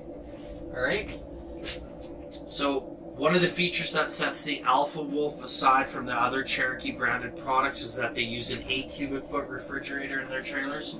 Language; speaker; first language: English; native; English